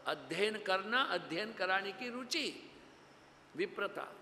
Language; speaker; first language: Hindi; non-native, local second language; Gujarati